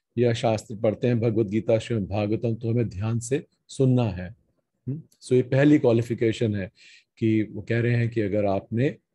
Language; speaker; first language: Hindi; native; Hindi